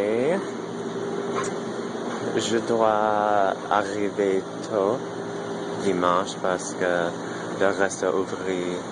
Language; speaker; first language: French; non-native, learner; English